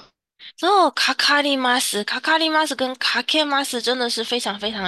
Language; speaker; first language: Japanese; non-native, fluent; Chinese